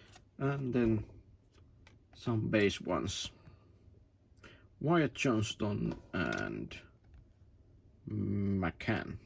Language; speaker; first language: English; non-native, learner; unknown